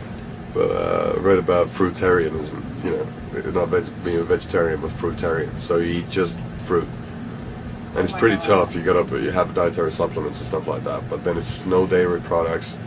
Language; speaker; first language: English; non-native, fluent; Finnish